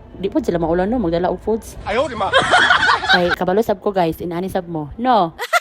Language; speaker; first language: Filipino; non-native, local second language; Cebuano